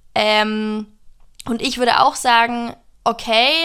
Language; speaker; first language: German; non-native, fluent; English